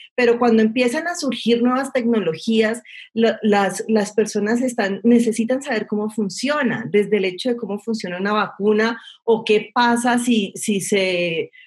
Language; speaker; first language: Spanish; native; Spanish